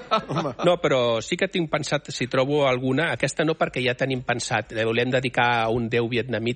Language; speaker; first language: Catalan; native; Catalan